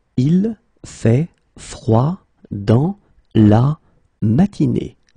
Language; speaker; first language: French; native; French